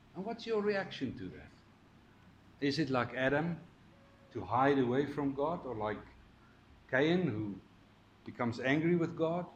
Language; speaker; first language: English; non-native, local second language; Afrikaans